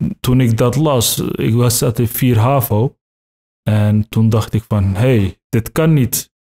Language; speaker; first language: Dutch; early bilingual, other home language; Turkish